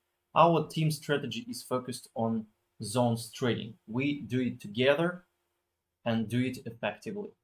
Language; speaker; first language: English; non-native, fluent; Russian